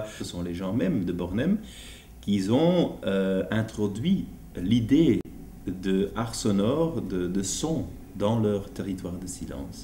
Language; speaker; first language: French; non-native, fluent; Dutch